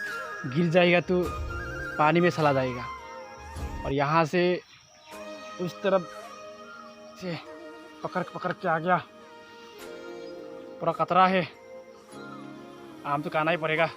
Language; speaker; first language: Hindi; non-native, local second language; Assamese